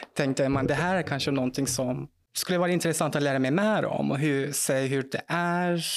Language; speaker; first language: Swedish; non-native, fluent; Turkish